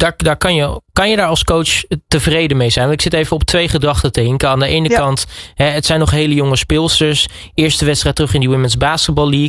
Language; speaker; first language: Dutch; native; Dutch